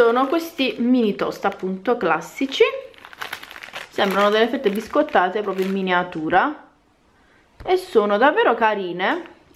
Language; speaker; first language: Italian; native; Italian